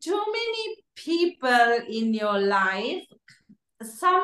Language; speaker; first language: English; non-native, local second language; Sinhala